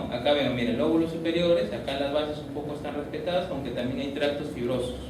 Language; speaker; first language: Spanish; native; Spanish